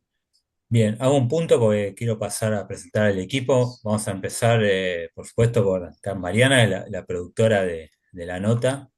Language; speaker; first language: Spanish; native; Spanish